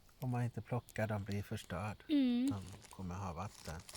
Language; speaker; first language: Swedish; native; Swedish